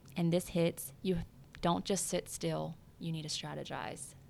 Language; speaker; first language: English; native; English